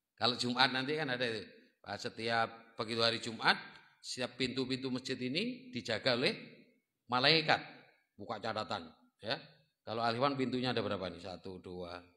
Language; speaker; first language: Indonesian; non-native, local second language; Javanese